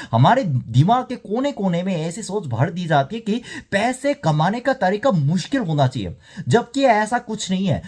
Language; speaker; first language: Hindi; non-native, fluent; Korean